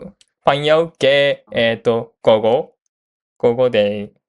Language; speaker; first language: Cantonese; non-native, learner; Japanese